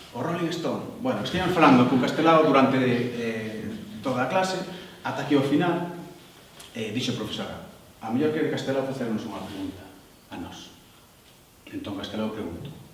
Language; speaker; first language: Galician; non-native, local second language; Spanish